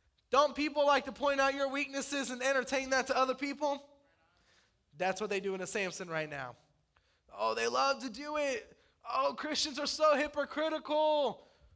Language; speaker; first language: English; native; English